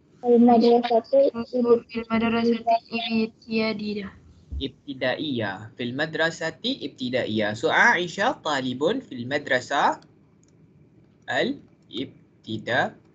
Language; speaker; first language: Arabic; non-native, fluent; Malay